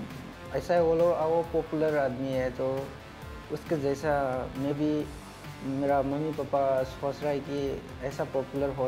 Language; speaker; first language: Hindi; non-native, local second language; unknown